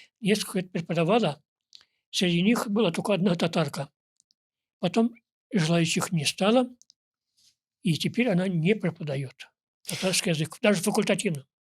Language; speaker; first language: Russian; non-native, local second language; Tatar